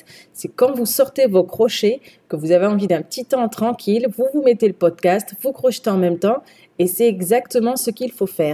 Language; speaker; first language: French; native; French